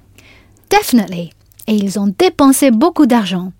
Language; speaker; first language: French; non-native, fluent; English